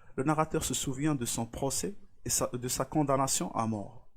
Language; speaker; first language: French; non-native, local second language; Arabic